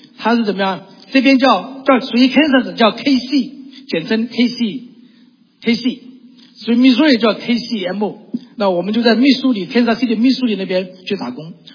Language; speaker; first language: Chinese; native; Chinese